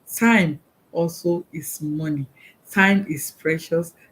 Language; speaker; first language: English; non-native, local second language; Yoruba